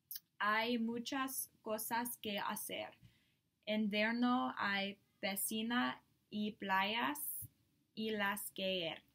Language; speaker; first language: Spanish; non-native, learner; English